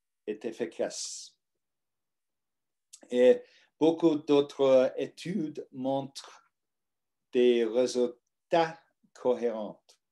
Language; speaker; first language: French; non-native, learner; English